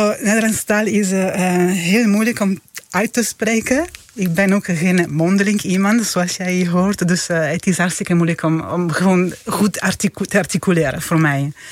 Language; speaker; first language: Dutch; non-native, fluent; Italian